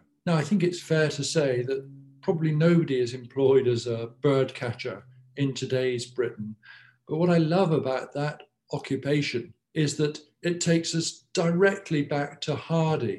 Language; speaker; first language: English; native; English